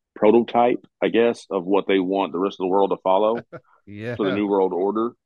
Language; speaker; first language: English; native; English